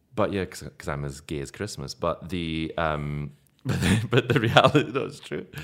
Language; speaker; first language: English; native; English